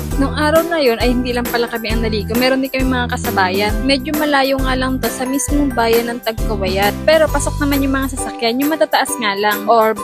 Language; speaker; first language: Filipino; native; Filipino